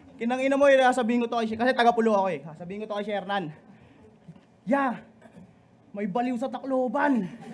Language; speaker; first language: Filipino; native; Filipino